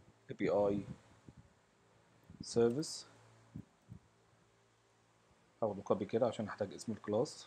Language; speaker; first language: Arabic; native; Arabic